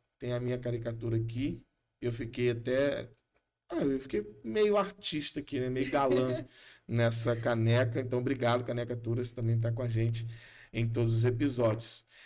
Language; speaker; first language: Portuguese; native; Portuguese